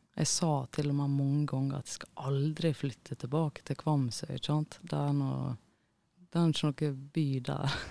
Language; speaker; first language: Norwegian; native; Norwegian